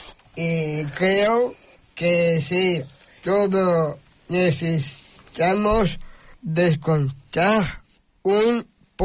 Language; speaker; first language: Spanish; non-native, local second language; Catalan